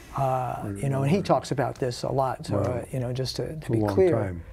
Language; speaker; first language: English; native; English